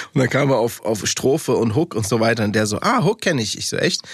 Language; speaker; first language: German; early bilingual, other home language; English